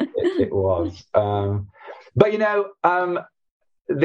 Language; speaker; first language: English; native; English